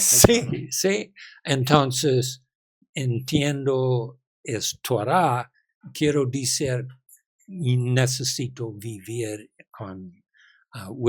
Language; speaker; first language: Spanish; non-native, learner; English